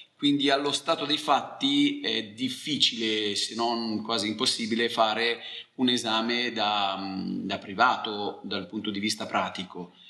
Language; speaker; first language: Italian; native; Italian